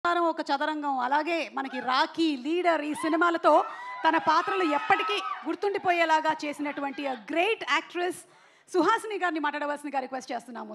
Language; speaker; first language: Telugu; native; Telugu